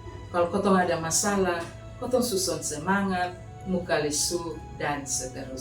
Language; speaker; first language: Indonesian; non-native, local second language; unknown